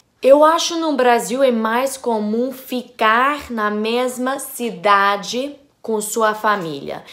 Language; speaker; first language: Portuguese; non-native, learner; English